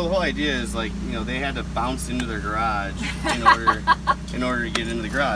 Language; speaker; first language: English; native; English